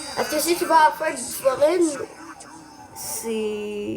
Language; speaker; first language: French; native; French